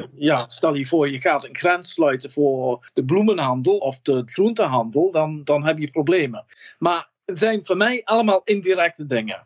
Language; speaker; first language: Dutch; non-native, fluent; English